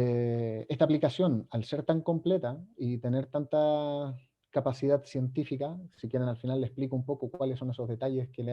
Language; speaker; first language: Spanish; native; Spanish